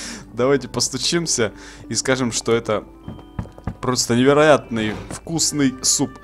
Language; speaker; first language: Russian; native; Russian